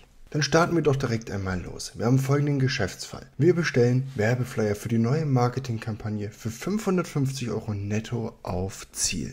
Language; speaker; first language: German; native; German